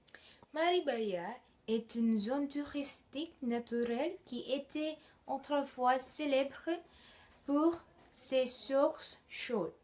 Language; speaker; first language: French; non-native, learner; Indonesian